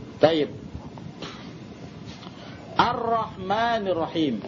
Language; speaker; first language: Arabic; non-native, fluent; Indonesian